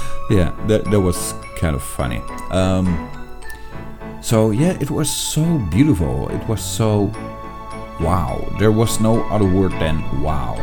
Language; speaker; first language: English; non-native, fluent; Dutch